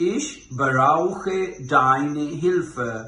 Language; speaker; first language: German; non-native, fluent; Urdu